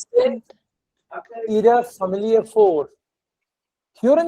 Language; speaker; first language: German; non-native, fluent; Hindi